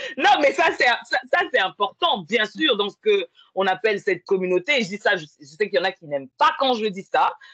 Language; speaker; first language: French; native; French